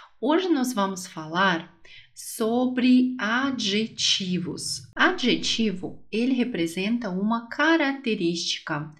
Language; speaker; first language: Portuguese; non-native, fluent; Russian